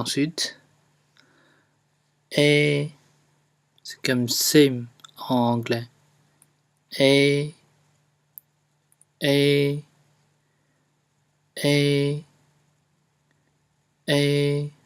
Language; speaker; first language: French; non-native, fluent; Chinese